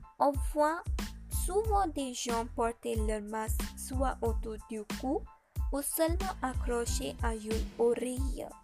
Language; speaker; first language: French; non-native, learner; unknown